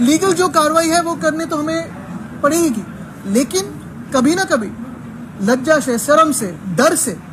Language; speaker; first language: Hindi; non-native, local second language; Marathi